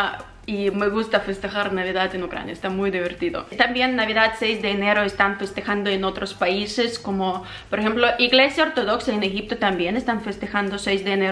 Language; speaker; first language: Spanish; non-native, fluent; Ukrainian